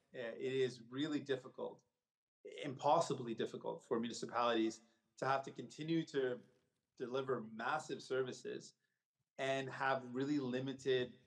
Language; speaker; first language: English; native; English